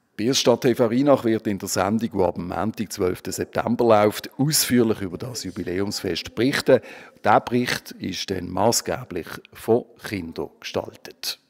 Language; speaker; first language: German; native; German